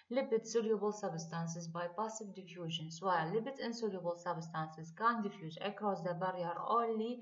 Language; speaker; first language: English; non-native, fluent; Arabic